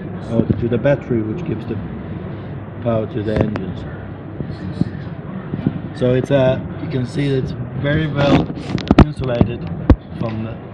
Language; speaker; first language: English; non-native, fluent; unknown